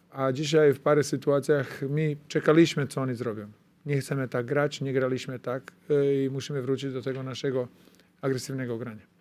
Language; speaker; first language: Polish; non-native, fluent; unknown